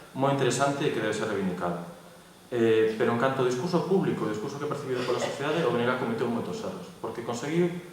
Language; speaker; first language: Galician; non-native, local second language; Spanish